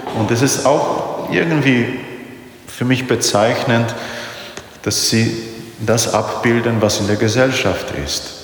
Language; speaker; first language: German; non-native, fluent; Polish